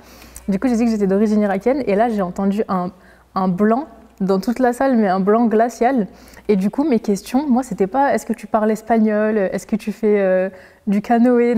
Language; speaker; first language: French; early bilingual, other home language; Arabic